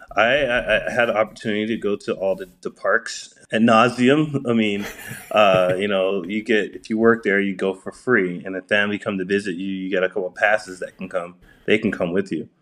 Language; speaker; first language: English; early bilingual, other home language; Japanese